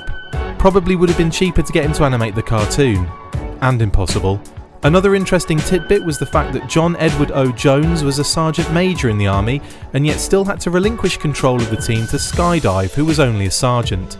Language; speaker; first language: English; native; English